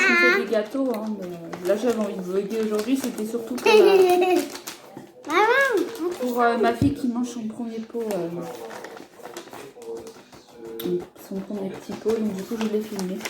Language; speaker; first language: French; native; French